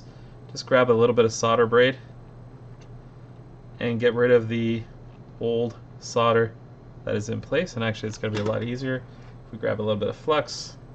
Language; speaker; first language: English; native; English